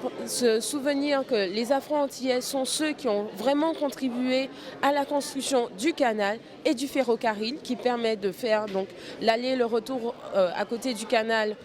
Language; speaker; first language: French; native; French